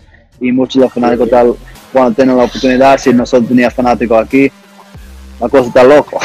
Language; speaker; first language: Spanish; early bilingual, heritage; English